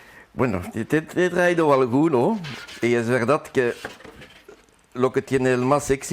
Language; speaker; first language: Spanish; non-native, fluent; French